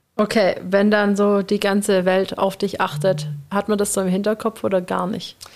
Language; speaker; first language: German; native; German